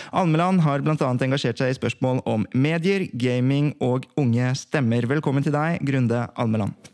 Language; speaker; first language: Norwegian; early bilingual, other home language; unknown